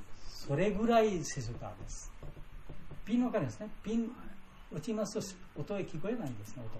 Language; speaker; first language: Japanese; non-native, learner; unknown